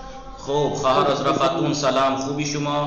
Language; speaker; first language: Persian; non-native, fluent; Urdu